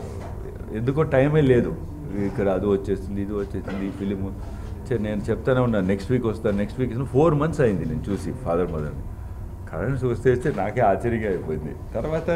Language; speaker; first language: Telugu; non-native, learner; Tamil